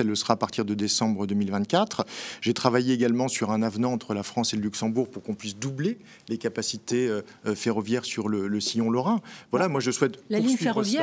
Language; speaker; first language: French; native; French